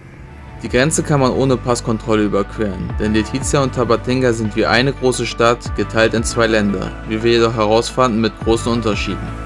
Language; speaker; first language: German; native; German